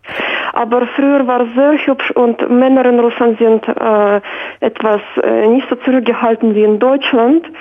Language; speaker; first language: German; non-native, fluent; Russian